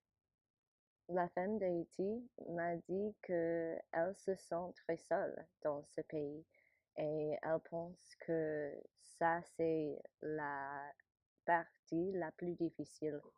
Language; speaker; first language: French; non-native, learner; English